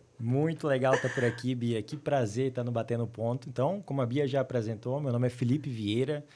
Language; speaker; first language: Portuguese; native; Portuguese